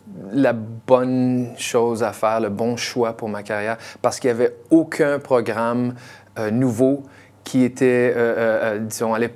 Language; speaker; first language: French; non-native, local second language; English